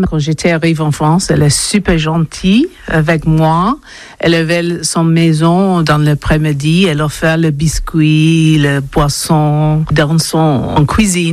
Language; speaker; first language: French; non-native, learner; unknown